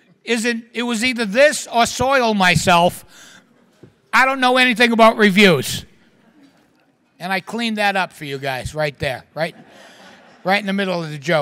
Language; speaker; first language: English; native; English